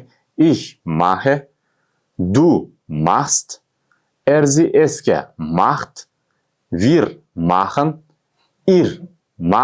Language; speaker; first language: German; non-native, fluent; Uzbek